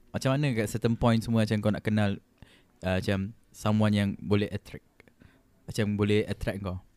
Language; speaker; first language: Malay; native; Malay